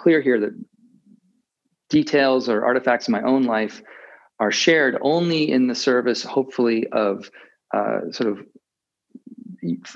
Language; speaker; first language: English; native; English